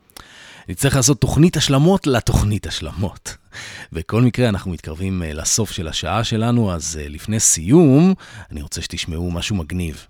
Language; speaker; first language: Hebrew; native; Hebrew